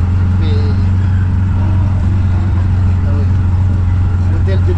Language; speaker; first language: French; non-native, local second language; Malagasy